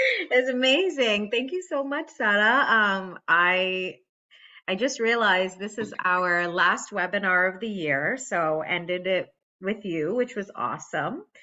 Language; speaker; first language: English; native; English